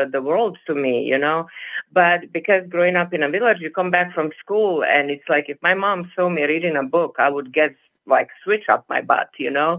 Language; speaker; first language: English; non-native, fluent; Serbian